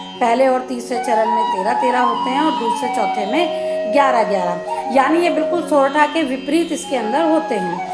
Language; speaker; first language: Hindi; native; Hindi